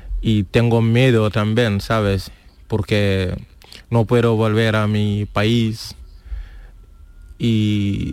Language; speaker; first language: Spanish; non-native, learner; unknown